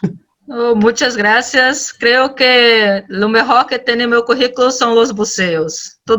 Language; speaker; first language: Spanish; non-native, learner; Portuguese